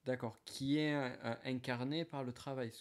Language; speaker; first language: French; native; French